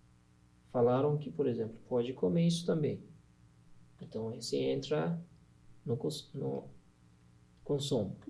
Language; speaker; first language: Portuguese; non-native, learner; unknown